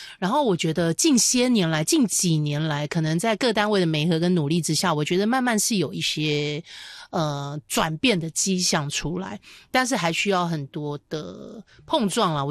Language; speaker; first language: Chinese; native; Chinese